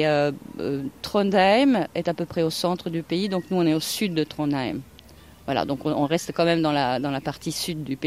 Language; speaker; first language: French; non-native, fluent; Norwegian